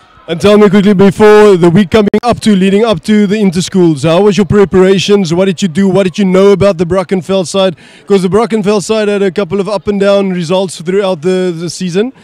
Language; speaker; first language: English; non-native, local second language; Afrikaans